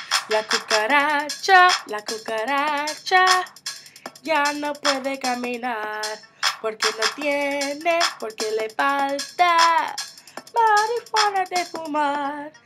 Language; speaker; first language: Spanish; non-native, learner; English